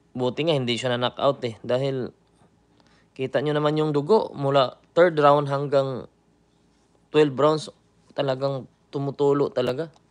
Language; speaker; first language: Filipino; native; Filipino